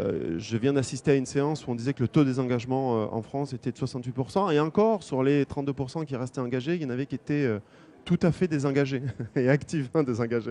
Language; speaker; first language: French; native; French